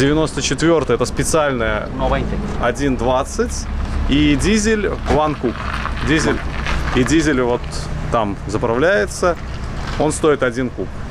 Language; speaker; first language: Russian; native; Russian